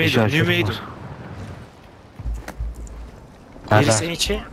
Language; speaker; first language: Dutch; early bilingual, other home language; Turkish